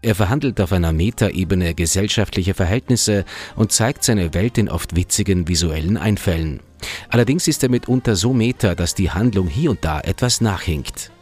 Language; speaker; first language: German; native; German